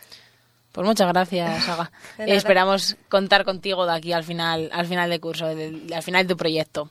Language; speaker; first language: Spanish; native; Spanish